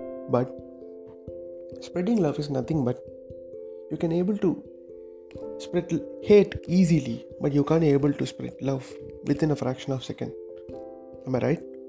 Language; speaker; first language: English; non-native, local second language; Tamil